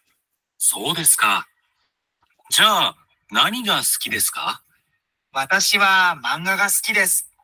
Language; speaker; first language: Japanese; non-native, learner; Bangla